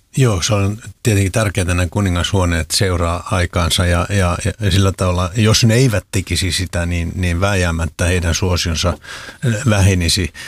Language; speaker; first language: Finnish; non-native, local second language; Swedish